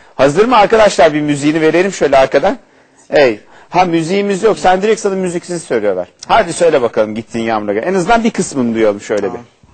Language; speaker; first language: Turkish; native; Turkish